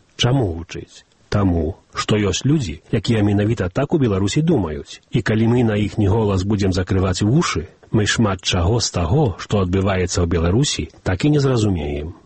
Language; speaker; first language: Belarusian; early bilingual, heritage; Belarusian